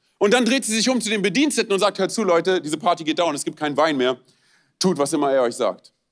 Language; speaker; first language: German; non-native, fluent; Romanian